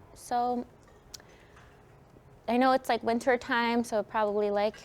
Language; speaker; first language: English; native; English